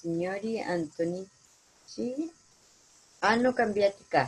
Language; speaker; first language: Italian; non-native, learner; Spanish